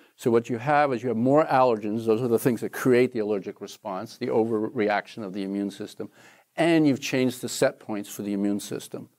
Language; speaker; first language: English; native; English